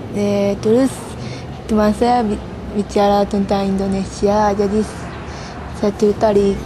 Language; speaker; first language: Indonesian; non-native, learner; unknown